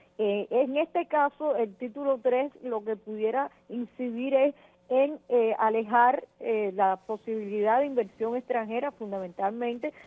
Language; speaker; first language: Spanish; native; Spanish